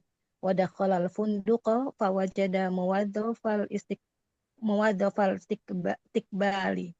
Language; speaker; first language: Arabic; non-native, learner; Indonesian